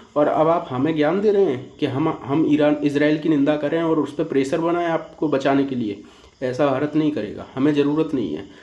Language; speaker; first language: Hindi; native; Hindi